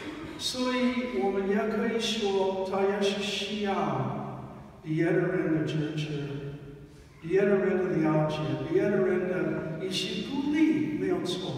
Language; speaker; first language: Chinese; non-native, fluent; English